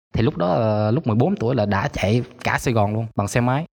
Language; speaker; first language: Vietnamese; early bilingual, other home language; German